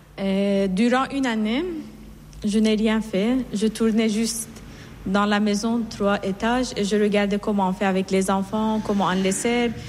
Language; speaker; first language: French; non-native, fluent; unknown